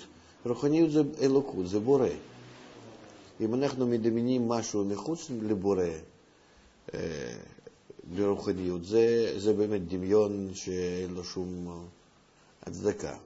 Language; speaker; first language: Hebrew; non-native, fluent; Russian